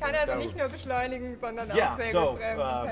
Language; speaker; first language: German; native; German